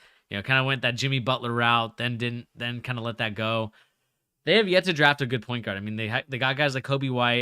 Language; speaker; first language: English; native; English